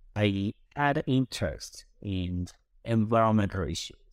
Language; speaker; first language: English; non-native, fluent; Japanese